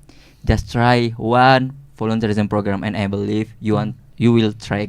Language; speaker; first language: English; non-native, learner; Indonesian